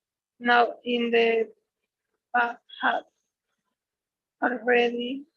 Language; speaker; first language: English; non-native, learner; Spanish